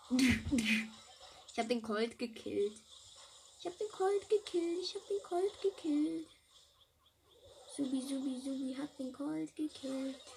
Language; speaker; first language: German; native; German